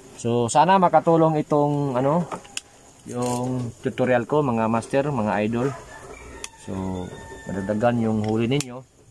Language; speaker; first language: Filipino; non-native, local second language; Cebuano